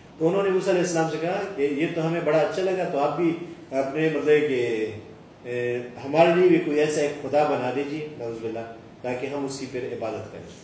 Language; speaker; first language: Urdu; native; Urdu